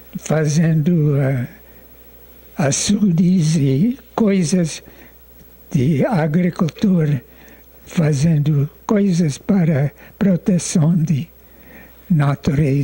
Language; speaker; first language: Portuguese; non-native, fluent; English